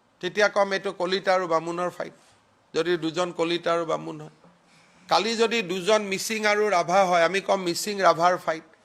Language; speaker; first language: Assamese; native; Assamese